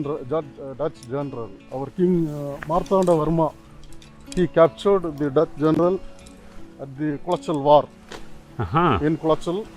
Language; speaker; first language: English; non-native, local second language; Tamil